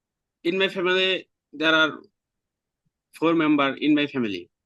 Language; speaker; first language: English; non-native, learner; Bangla